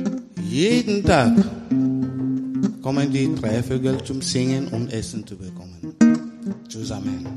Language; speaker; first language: German; non-native, learner; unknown